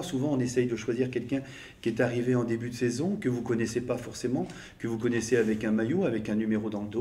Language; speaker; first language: French; native; French